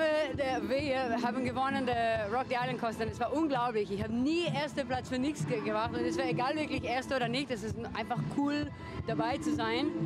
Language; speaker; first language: German; non-native, learner; English